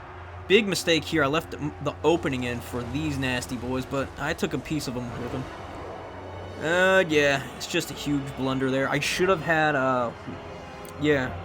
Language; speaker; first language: English; native; English